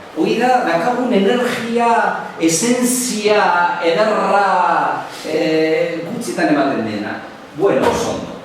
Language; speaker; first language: Basque; native; Basque